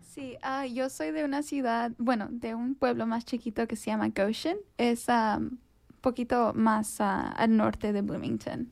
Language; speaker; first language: Spanish; early bilingual, heritage; Spanish